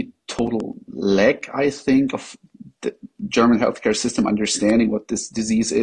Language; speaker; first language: English; non-native, fluent; German